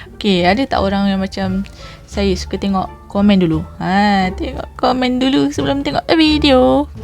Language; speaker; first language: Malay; native; Malay